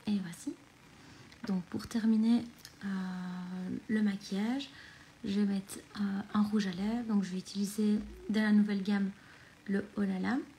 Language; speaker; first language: French; native; French